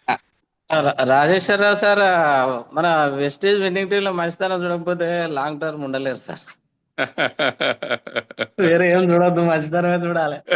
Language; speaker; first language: Telugu; native; Telugu